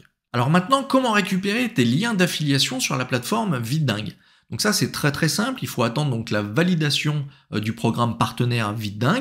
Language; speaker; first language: French; native; French